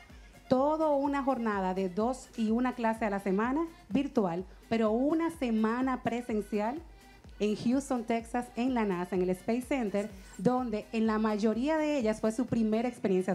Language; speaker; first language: Spanish; native; Spanish